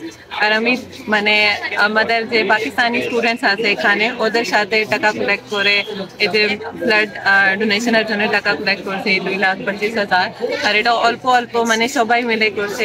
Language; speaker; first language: Bangla; non-native, fluent; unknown